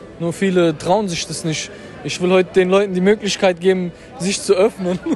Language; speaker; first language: German; native; German